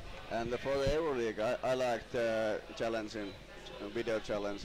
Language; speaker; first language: English; non-native, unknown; Finnish